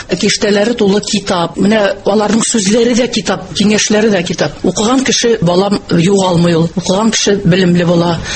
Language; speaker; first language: Tatar; native; Tatar